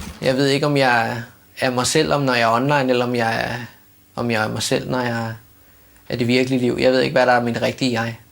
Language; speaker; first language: Danish; native; Danish